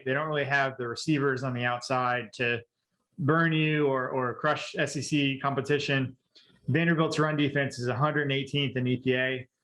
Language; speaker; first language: English; native; English